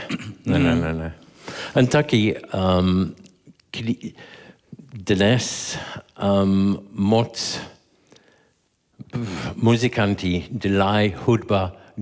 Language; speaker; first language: Czech; non-native, learner; English